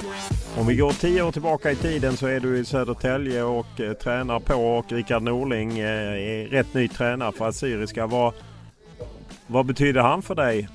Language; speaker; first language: Swedish; native; Swedish